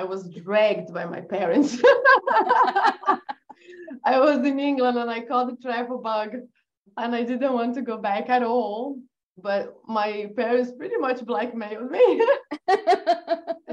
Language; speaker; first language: English; non-native, fluent; Portuguese